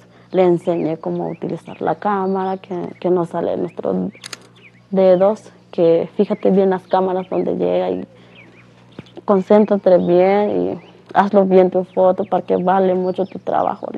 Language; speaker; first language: Spanish; non-native, local second language; Tzotzil